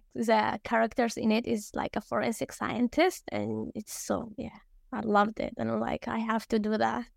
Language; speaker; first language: English; early bilingual, other home language; Arabic